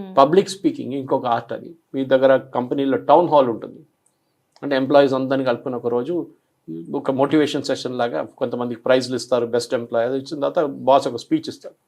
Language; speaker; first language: Telugu; non-native, local second language; Malayalam